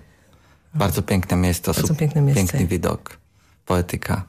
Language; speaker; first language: Polish; non-native, learner; Slovak